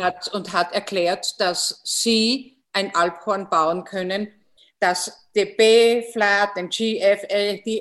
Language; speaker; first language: German; non-native, fluent; English